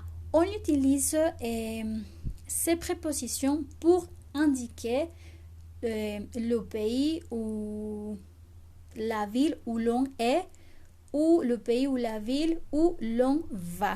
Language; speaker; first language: French; non-native, fluent; Spanish